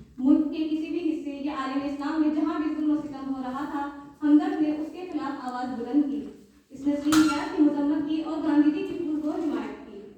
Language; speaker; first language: Urdu; native; Urdu